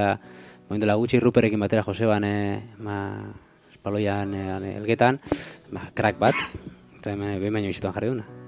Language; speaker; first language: Basque; native; Basque